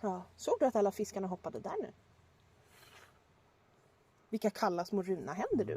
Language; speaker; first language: Swedish; native; Swedish